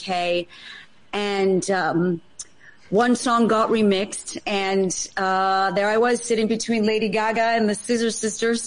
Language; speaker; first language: English; native; English